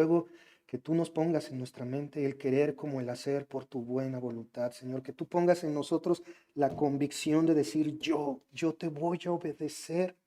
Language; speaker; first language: Spanish; native; Spanish